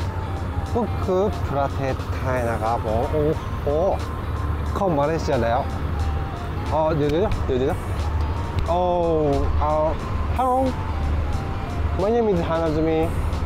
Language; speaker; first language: Thai; non-native, learner; Japanese